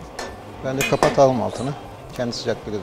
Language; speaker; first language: Turkish; native; Turkish